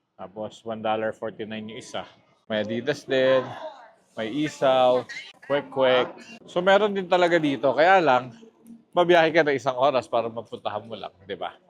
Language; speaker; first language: Filipino; non-native, local second language; Hiligaynon